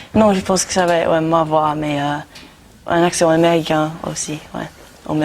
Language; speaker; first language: French; non-native, learner; English